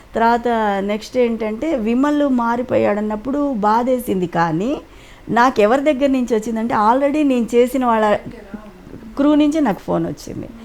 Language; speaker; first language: Telugu; native; Telugu